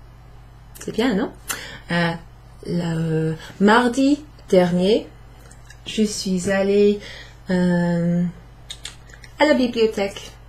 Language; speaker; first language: French; non-native, fluent; English